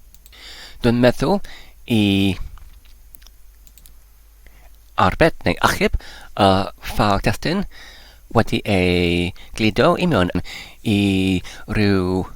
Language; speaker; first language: Welsh; non-native, learner; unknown